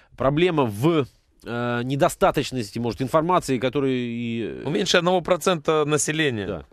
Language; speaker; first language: Russian; native; Russian